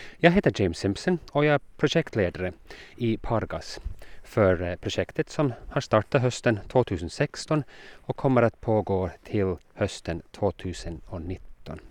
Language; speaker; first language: Swedish; non-native, fluent; English